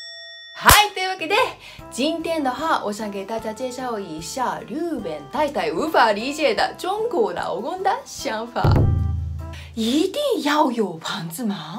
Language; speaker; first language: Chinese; non-native, fluent; Japanese